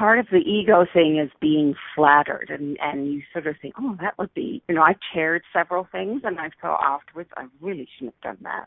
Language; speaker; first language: English; native; English